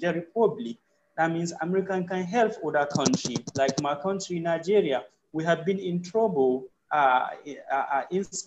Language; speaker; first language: English; non-native, local second language; Hausa